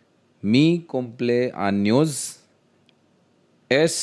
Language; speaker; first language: Spanish; non-native, learner; Hindi